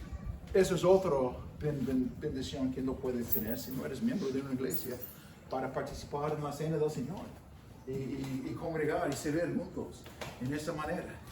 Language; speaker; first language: Spanish; non-native, fluent; English